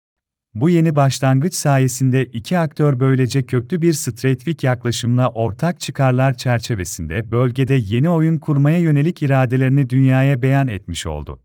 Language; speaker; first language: Turkish; native; Turkish